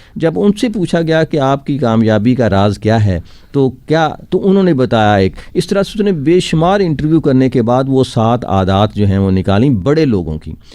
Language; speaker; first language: Urdu; non-native, local second language; Punjabi